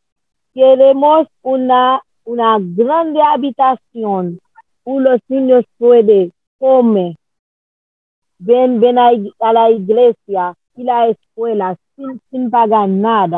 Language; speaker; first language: Spanish; non-native, learner; Haitian Creole